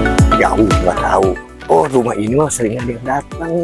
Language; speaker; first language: Indonesian; native; Indonesian